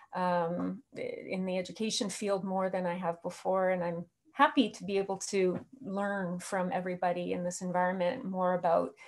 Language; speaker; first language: English; native; English